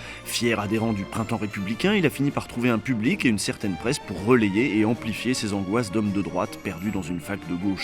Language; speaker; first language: French; native; French